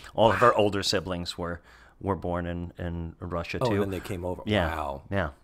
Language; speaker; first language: English; native; English